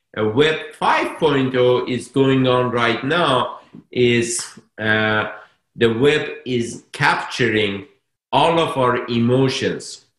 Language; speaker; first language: English; non-native, fluent; Persian